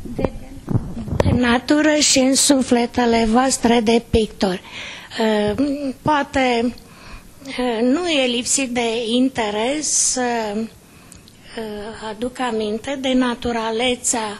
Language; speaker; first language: Romanian; native; Romanian